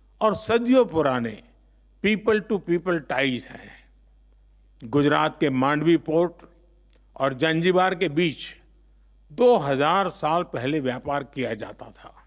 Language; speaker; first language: Hindi; non-native, local second language; Gujarati